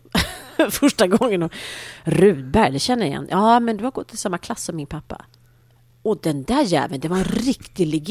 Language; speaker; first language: Swedish; native; Swedish